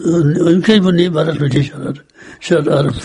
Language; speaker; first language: Welsh; native; Welsh